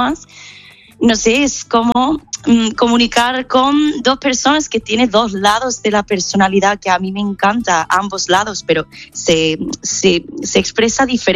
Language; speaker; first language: Spanish; non-native, fluent; English